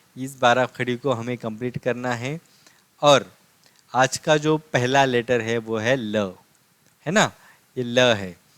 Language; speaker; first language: Hindi; non-native, local second language; Marathi